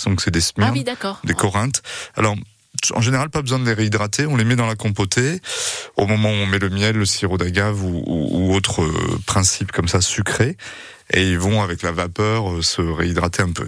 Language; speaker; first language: French; native; French